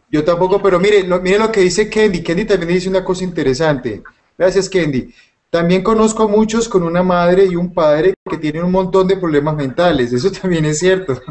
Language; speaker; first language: Spanish; native; Spanish